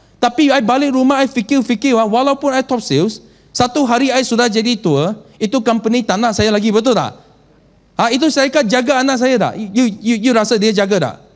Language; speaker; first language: Malay; non-native, local second language; Chinese